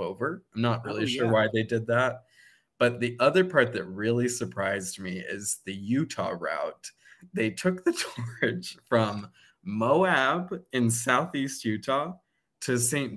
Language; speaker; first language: English; native; English